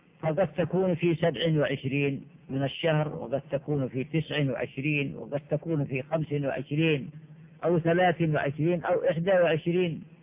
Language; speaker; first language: Arabic; native; Arabic